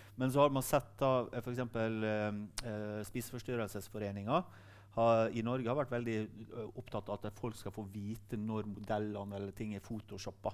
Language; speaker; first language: Norwegian; native; Norwegian